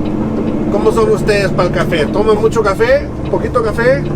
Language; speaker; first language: Spanish; early bilingual, heritage; Spanish